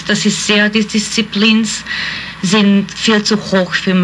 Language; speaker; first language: German; non-native, fluent; Hungarian